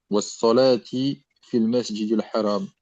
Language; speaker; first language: Arabic; non-native, learner; French